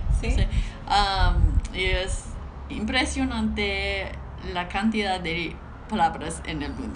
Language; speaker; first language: Spanish; non-native, learner; English